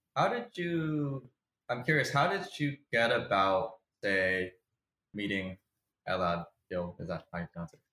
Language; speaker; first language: English; native; English